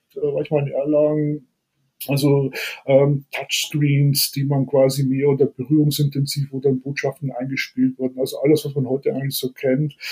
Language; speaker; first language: German; native; German